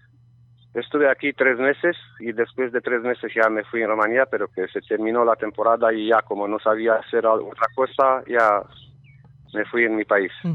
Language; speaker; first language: Spanish; non-native, learner; Romanian